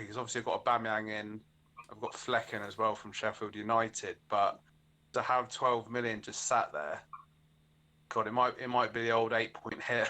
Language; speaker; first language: English; native; English